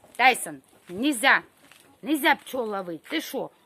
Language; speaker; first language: Ukrainian; native; Ukrainian